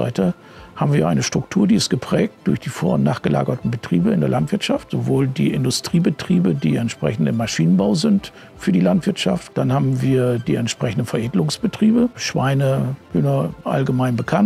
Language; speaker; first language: German; native; German